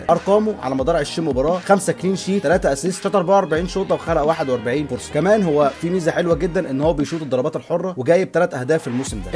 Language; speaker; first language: Arabic; native; Arabic